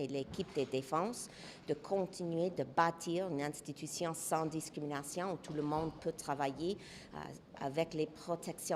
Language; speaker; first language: French; non-native, local second language; English